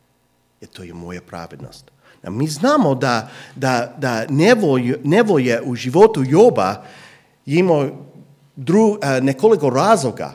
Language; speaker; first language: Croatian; non-native, fluent; English